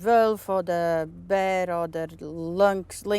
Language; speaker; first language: German; non-native, learner; Latvian